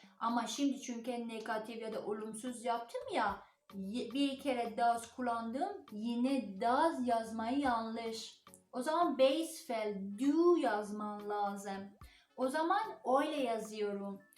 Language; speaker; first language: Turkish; non-native, learner; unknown